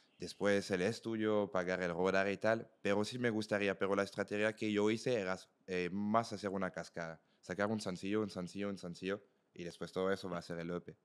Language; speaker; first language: Spanish; non-native, fluent; French